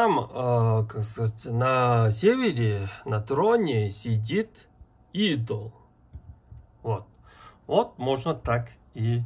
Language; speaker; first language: Russian; non-native, learner; Mongolian